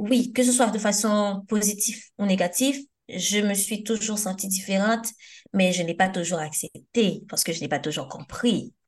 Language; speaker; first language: French; non-native, local second language; Haitian Creole